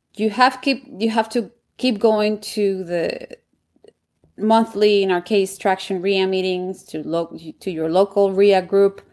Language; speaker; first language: English; non-native, fluent; Spanish